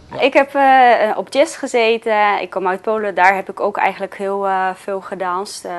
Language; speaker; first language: Dutch; non-native, fluent; Polish